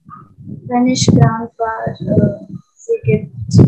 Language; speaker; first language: German; non-native, learner; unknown